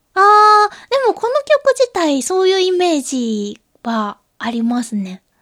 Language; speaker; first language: Japanese; native; Japanese